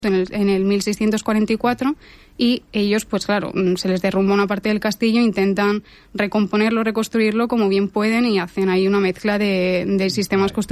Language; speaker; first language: Spanish; native; Spanish